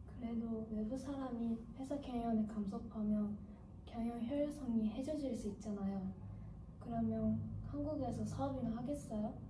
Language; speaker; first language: Korean; non-native, learner; Japanese